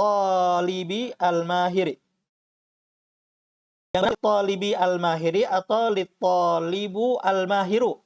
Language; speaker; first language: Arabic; non-native, fluent; Indonesian